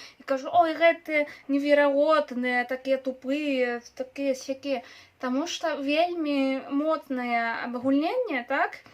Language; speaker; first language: Belarusian; non-native, local second language; Russian